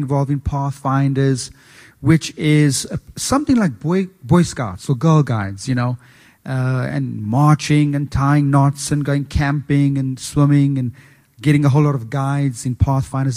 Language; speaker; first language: English; native; English